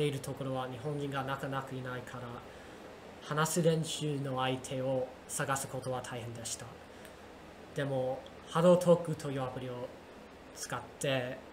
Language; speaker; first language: Japanese; non-native, learner; English